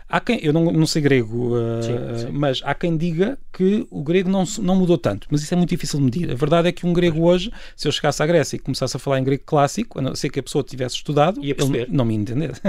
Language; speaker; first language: Portuguese; native; Portuguese